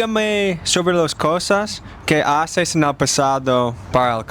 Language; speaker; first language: Spanish; non-native, learner; English